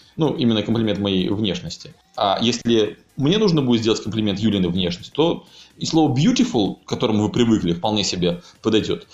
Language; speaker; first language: Russian; native; Russian